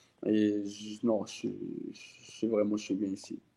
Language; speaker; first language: French; non-native, local second language; Arabic